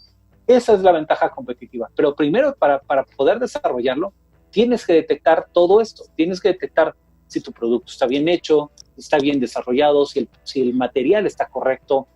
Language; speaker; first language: Spanish; native; Spanish